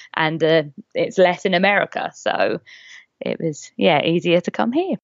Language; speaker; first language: English; native; English